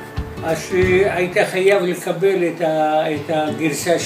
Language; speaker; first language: Hebrew; non-native, fluent; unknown